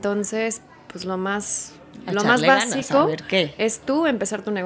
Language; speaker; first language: Spanish; early bilingual, heritage; Spanish